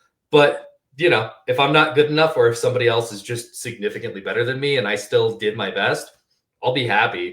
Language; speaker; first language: English; native; English